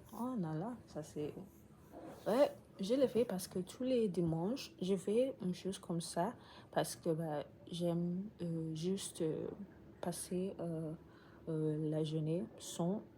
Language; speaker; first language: French; non-native, learner; English